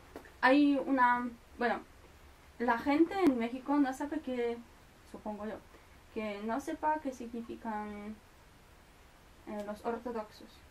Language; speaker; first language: Spanish; non-native, fluent; Polish